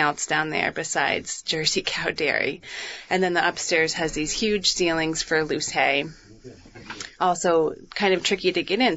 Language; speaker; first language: English; native; English